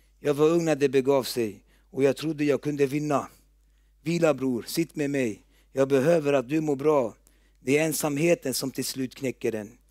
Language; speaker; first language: Swedish; early bilingual, other home language; Turoyo